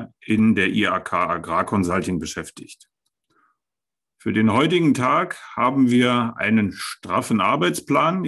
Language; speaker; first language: German; native; German